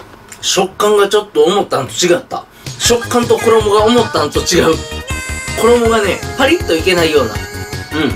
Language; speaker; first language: Japanese; native; Japanese